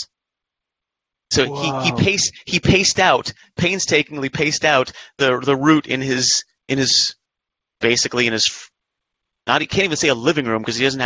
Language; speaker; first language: English; native; English